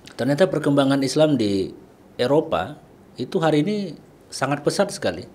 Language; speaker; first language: Indonesian; native; Indonesian